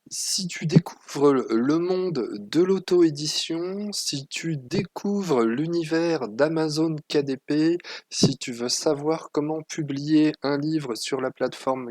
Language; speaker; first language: French; native; French